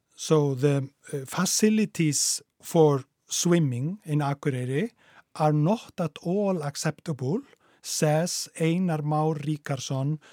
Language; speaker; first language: English; non-native, fluent; Icelandic